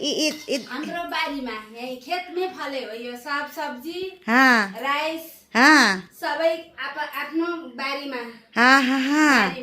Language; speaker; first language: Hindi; non-native, learner; Nepali